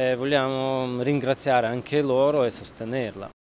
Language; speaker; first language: Italian; non-native, learner; Ukrainian